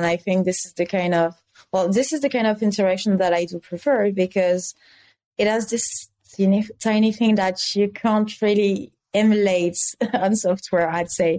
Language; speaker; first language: English; non-native, fluent; French